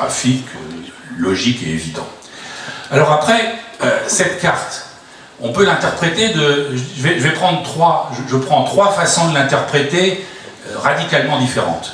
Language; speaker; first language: French; native; French